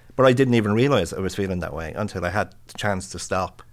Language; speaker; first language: English; native; English